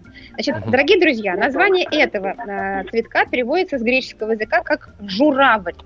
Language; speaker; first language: Russian; native; Russian